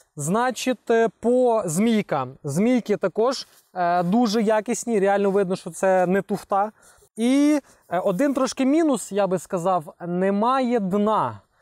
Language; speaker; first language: Ukrainian; non-native, local second language; Russian